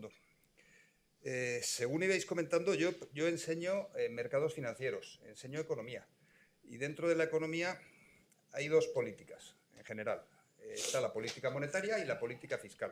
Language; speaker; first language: Spanish; native; Spanish